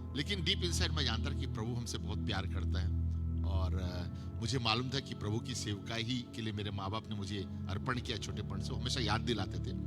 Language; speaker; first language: Hindi; native; Hindi